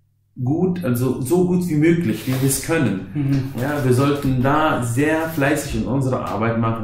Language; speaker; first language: German; non-native, fluent; Arabic